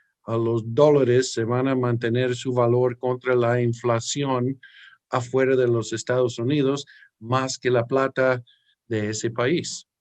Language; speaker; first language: Spanish; early bilingual, heritage; English